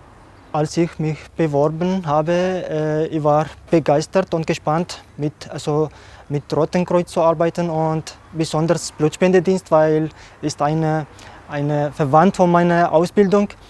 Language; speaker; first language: German; non-native, learner; Arabic